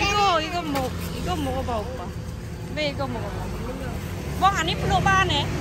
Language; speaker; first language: Korean; non-native, learner; Khmer